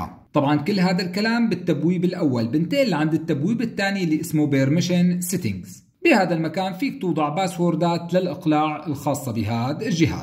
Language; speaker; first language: Arabic; native; Arabic